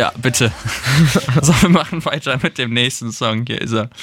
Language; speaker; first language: German; native; German